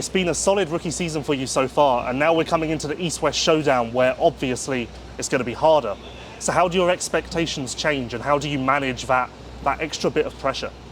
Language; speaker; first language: English; native; English